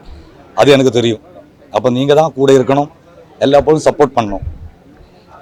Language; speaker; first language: Tamil; non-native, learner; Malayalam